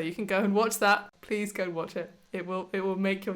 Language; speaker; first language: English; native; English